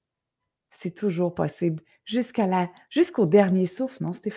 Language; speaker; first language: French; native; French